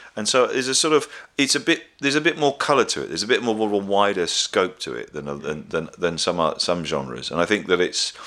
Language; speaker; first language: English; native; English